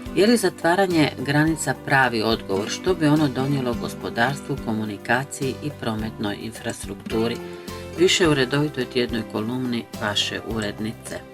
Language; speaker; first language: Bosnian; early bilingual, heritage; Croatian